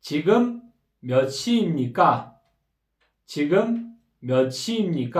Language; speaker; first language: Korean; non-native, fluent; Kyrgyz